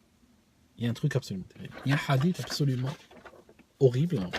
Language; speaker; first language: French; native; French